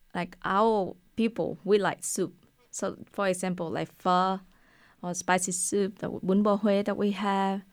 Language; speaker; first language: English; non-native, fluent; Vietnamese